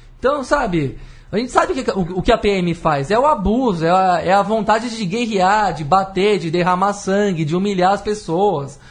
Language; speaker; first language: Portuguese; native; Portuguese